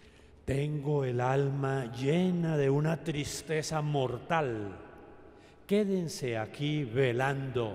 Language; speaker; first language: Spanish; native; Spanish